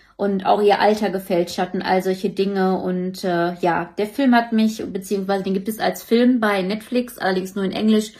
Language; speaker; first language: German; native; German